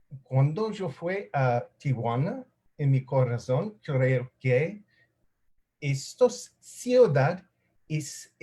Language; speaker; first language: Spanish; non-native, learner; English